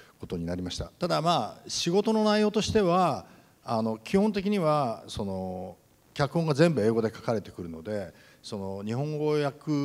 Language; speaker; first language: Japanese; native; Japanese